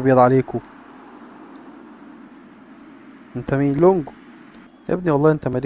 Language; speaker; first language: Arabic; native; Arabic